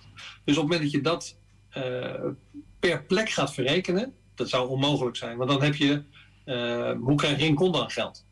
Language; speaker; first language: Dutch; native; Dutch